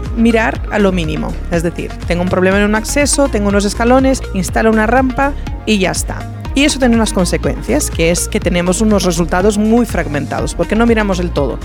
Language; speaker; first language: Spanish; non-native, fluent; Portuguese